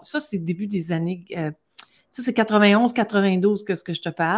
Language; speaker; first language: French; native; French